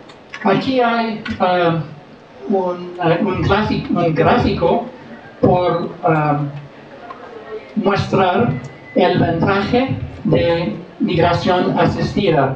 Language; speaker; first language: Spanish; non-native, learner; English